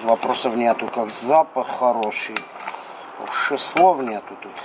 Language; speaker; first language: Russian; non-native, fluent; Armenian